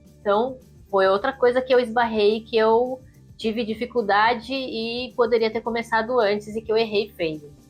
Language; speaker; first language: Portuguese; native; Portuguese